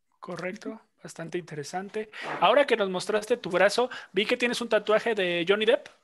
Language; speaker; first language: Spanish; native; Spanish